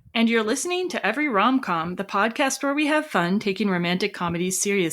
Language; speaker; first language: English; native; English